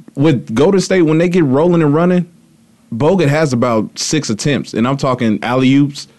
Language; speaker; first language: English; native; English